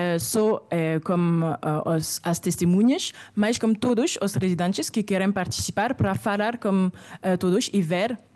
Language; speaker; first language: Portuguese; non-native, fluent; French